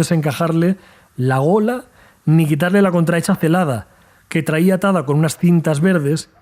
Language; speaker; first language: Spanish; native; Spanish